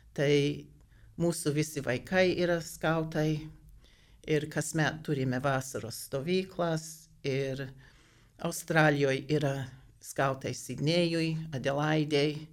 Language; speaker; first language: Lithuanian; early bilingual, heritage; Lithuanian